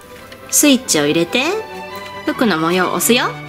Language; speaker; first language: Japanese; native; Japanese